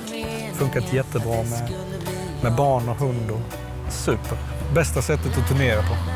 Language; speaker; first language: Swedish; native; Swedish